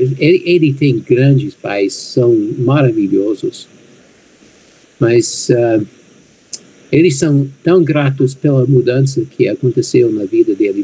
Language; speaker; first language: Portuguese; non-native, fluent; English